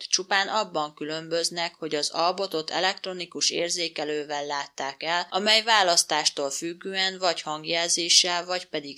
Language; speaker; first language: Hungarian; native; Hungarian